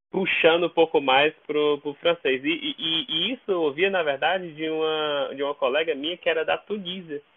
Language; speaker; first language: Portuguese; native; Portuguese